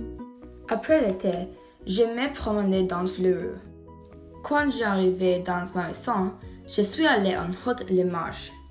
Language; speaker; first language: French; non-native, learner; English